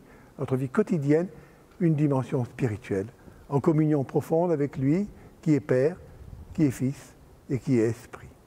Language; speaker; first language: French; native; French